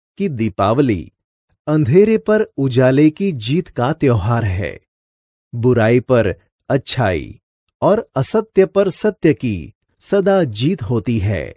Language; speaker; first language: Hindi; non-native, local second language; Gujarati